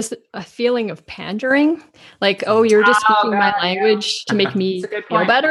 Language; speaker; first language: English; native; English